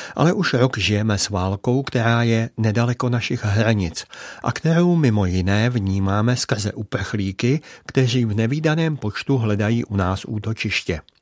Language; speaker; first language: Czech; native; Czech